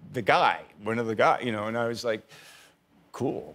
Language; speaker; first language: English; native; English